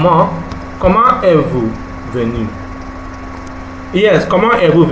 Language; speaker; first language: French; non-native, learner; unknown